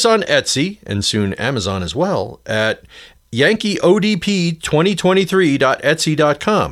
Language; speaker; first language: English; native; English